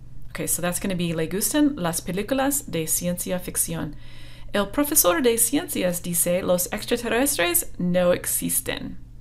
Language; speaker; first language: Spanish; non-native, fluent; English